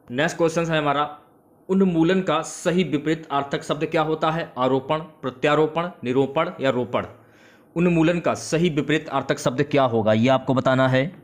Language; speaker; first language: Hindi; native; Hindi